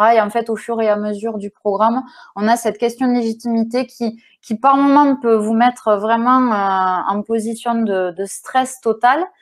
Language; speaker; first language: French; native; French